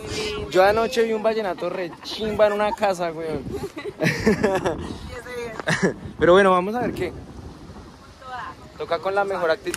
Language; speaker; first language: Spanish; native; Spanish